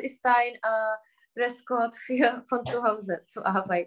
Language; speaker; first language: German; non-native, fluent; Czech